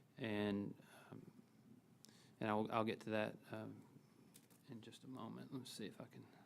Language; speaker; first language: English; native; English